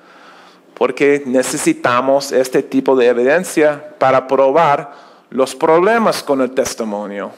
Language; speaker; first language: Spanish; non-native, learner; English